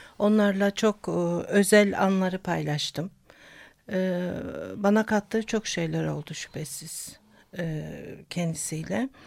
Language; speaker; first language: Turkish; native; Turkish